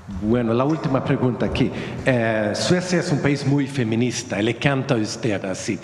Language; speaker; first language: Spanish; non-native, fluent; Swedish